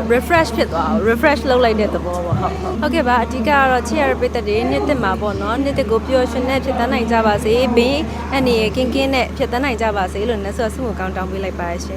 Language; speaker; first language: Burmese; non-native, local second language; Shan